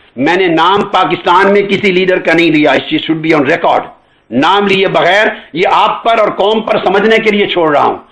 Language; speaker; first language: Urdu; non-native, local second language; Punjabi